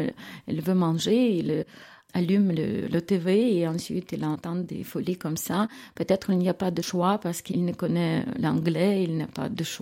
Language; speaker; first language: French; non-native, learner; Ukrainian